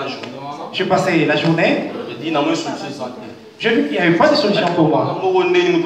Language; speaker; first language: French; non-native, local second language; Lingala